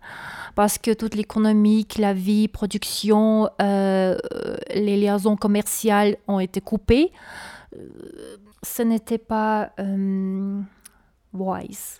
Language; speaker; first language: French; non-native, learner; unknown